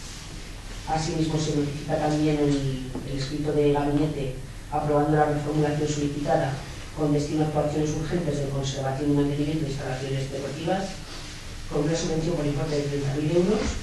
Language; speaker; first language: Spanish; native; Spanish